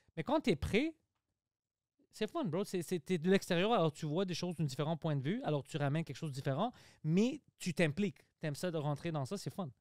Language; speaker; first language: French; early bilingual, other home language; Greek